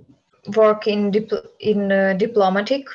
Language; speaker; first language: English; non-native, learner; Ukrainian